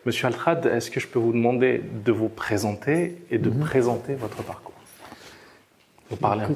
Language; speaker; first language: French; native; French